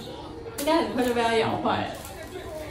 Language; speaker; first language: Chinese; native; Chinese